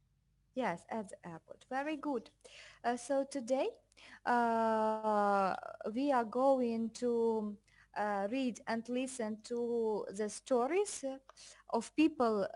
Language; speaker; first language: English; non-native, fluent; Russian